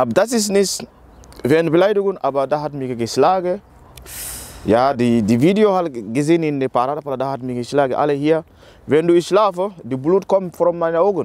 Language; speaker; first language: German; non-native, learner; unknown